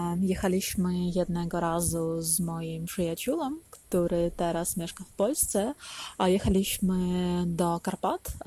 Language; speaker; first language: Polish; non-native, learner; Ukrainian